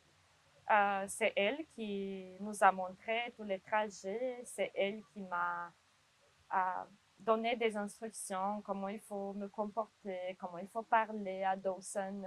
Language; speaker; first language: French; non-native, fluent; Romanian